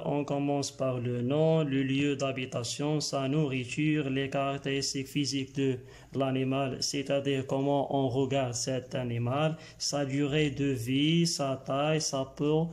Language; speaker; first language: French; non-native, local second language; Arabic